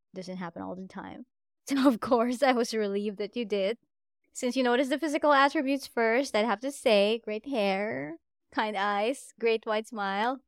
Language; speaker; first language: English; non-native, local second language; Filipino